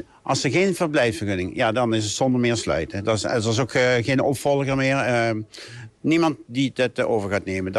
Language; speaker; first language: Dutch; native; Dutch